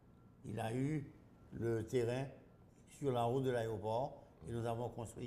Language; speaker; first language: French; non-native, local second language; Haitian Creole